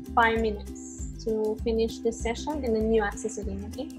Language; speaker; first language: English; non-native, fluent; Spanish